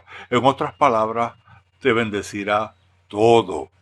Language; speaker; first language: Spanish; native; Spanish